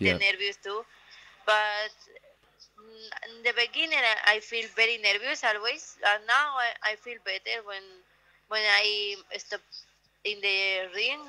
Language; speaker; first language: English; non-native, learner; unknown